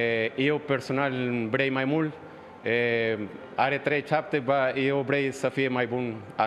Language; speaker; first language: Romanian; non-native, learner; Spanish